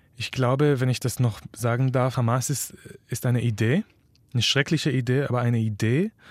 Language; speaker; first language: German; non-native, fluent; Hebrew